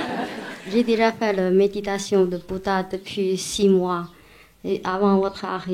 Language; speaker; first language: French; non-native, learner; Chinese